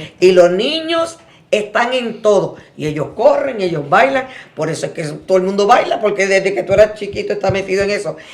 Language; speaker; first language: Spanish; native; Spanish